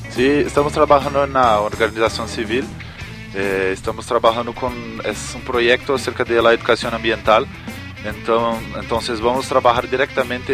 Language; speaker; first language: Spanish; non-native, learner; Portuguese